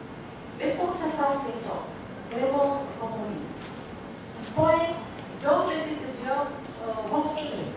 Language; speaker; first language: French; non-native, fluent; Indonesian